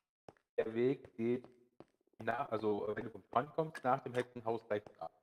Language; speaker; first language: German; native; German